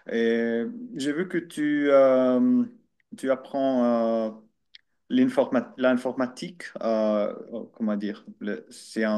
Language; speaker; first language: French; non-native, learner; Finnish